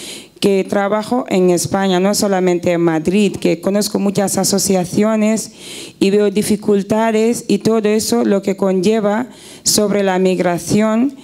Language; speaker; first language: Spanish; non-native, fluent; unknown